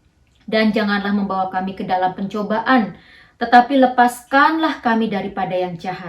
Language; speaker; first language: Indonesian; native; Indonesian